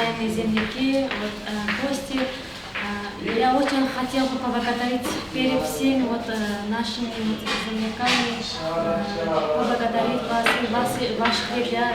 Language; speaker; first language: Russian; non-native, local second language; Kyrgyz